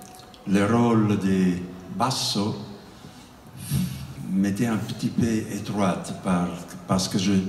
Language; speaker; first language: French; non-native, fluent; Italian